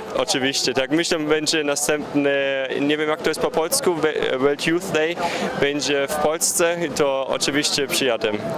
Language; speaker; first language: Polish; early bilingual, heritage; German